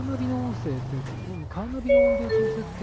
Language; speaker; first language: Japanese; native; Japanese